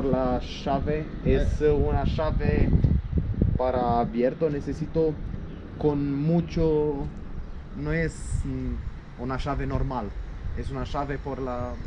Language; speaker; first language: Spanish; non-native, learner; Romanian